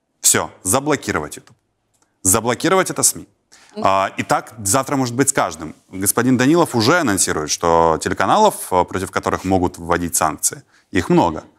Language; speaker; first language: Russian; native; Russian